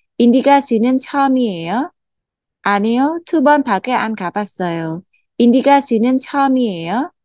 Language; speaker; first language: Korean; non-native, fluent; Khmer